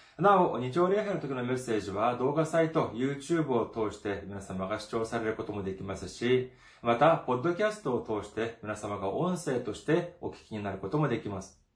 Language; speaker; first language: Japanese; non-native, fluent; Korean